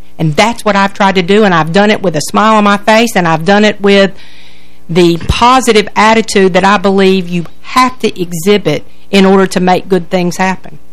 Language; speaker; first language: English; native; English